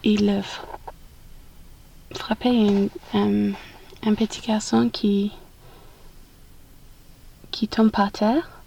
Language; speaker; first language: French; non-native, learner; English